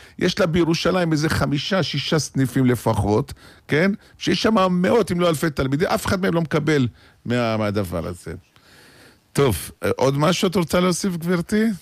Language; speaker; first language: Hebrew; native; Hebrew